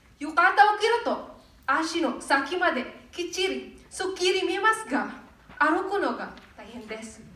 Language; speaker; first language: Japanese; non-native, learner; Filipino